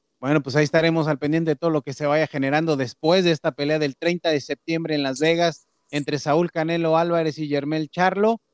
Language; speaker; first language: Spanish; native; Spanish